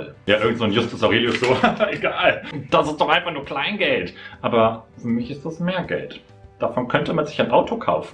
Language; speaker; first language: German; native; German